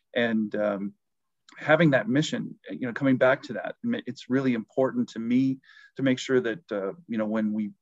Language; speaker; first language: English; native; English